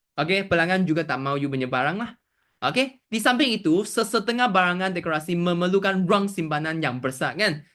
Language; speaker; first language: Malay; non-native, local second language; Chinese